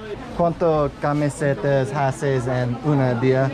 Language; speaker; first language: Spanish; non-native, learner; English